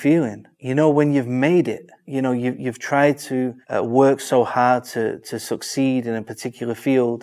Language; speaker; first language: English; native; English